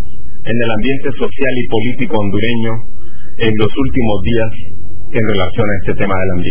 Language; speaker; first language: Spanish; native; Spanish